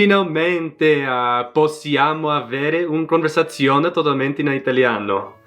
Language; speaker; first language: Italian; non-native, learner; English